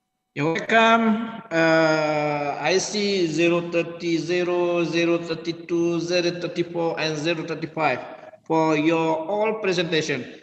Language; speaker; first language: English; non-native, learner; Indonesian